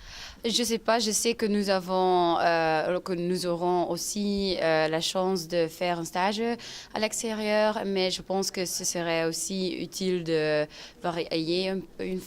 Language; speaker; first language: French; non-native, local second language; Dutch